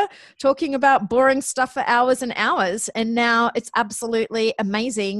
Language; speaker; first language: English; native; English